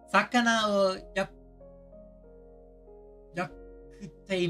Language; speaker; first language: Japanese; non-native, learner; English